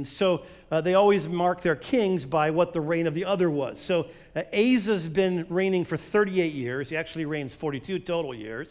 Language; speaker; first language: English; native; English